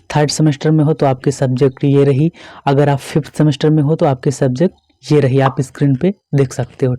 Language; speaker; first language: Hindi; native; Hindi